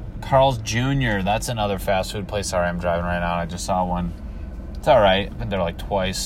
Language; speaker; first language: English; native; English